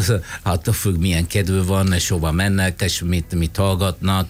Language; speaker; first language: Hungarian; non-native, fluent; Italian